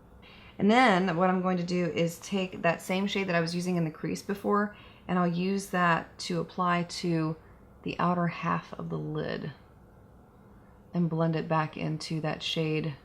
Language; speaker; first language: English; native; English